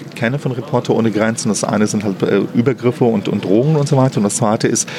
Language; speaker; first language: German; native; German